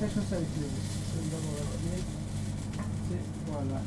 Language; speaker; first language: French; non-native, learner; Turkish